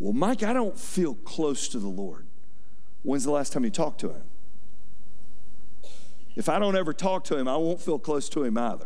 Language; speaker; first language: English; native; English